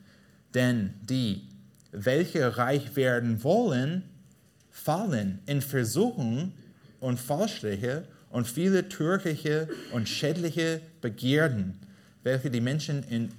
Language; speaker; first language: German; non-native, fluent; English